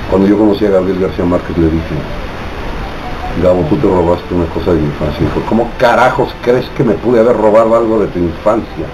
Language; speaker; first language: Spanish; native; Spanish